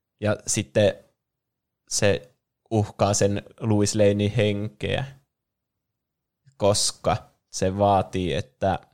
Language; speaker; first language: Finnish; native; Finnish